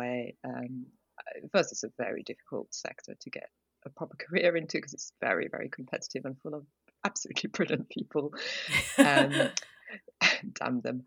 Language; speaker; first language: English; non-native, fluent; French